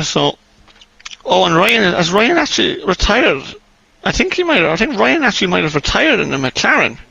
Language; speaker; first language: English; native; English